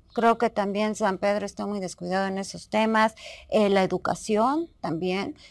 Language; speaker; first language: Spanish; native; Spanish